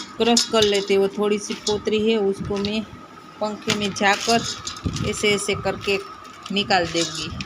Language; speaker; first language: Hindi; non-native, local second language; Gujarati